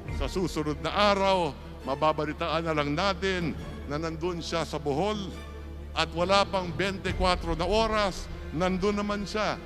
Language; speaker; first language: Filipino; native; Filipino